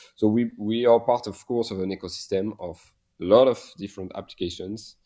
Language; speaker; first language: English; non-native, fluent; French